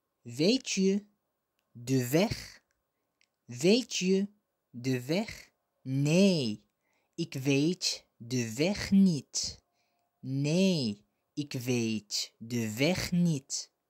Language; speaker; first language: Dutch; non-native, fluent; Arabic